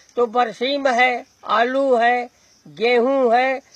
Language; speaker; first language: Hindi; native; Hindi